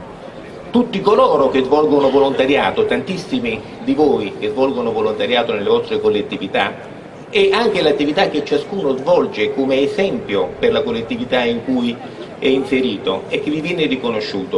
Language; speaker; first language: Italian; native; Italian